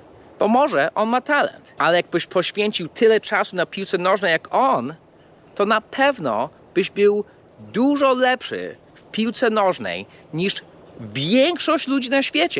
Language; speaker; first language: Polish; early bilingual, heritage; English